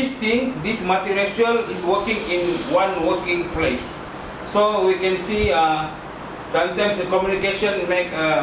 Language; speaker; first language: English; non-native, learner; Malay